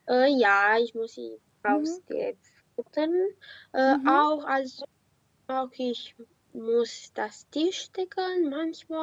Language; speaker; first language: German; non-native, learner; Romanian